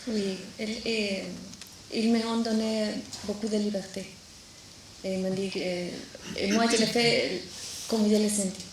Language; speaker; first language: French; non-native, learner; Spanish